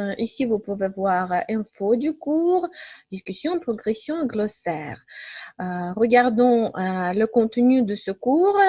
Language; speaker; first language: French; non-native, fluent; Russian